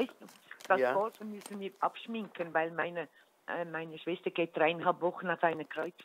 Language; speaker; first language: German; native; German